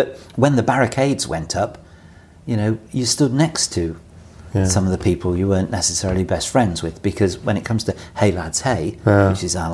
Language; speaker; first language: English; native; English